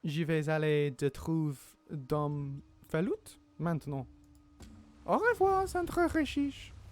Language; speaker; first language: French; non-native, learner; English